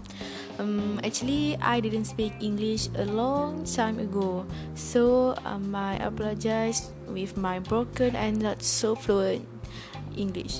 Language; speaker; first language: English; non-native, learner; Malay